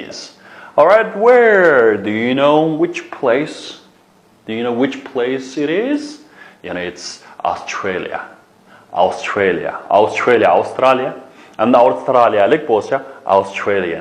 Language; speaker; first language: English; non-native, fluent; Uyghur